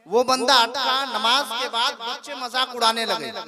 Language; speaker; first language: Urdu; non-native, local second language; Bangla